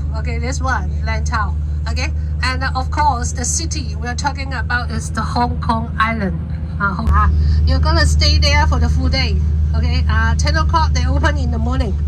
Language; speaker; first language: English; non-native, fluent; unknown